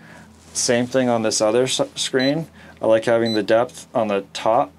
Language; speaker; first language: English; native; English